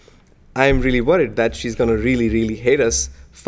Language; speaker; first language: English; non-native, local second language; Hindi